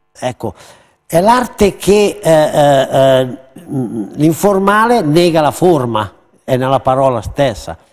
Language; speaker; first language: Italian; native; Italian